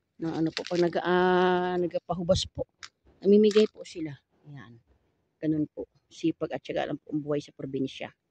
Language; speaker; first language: Filipino; non-native, local second language; Cebuano